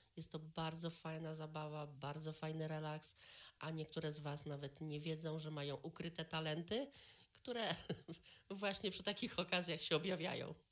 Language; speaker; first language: Polish; native; Polish